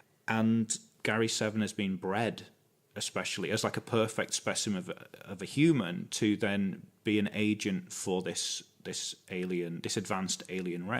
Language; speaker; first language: English; native; English